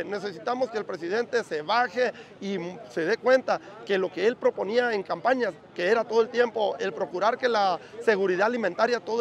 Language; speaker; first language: Spanish; native; Spanish